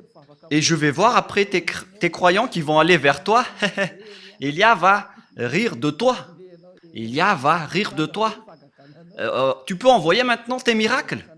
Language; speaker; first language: French; non-native, local second language; Malagasy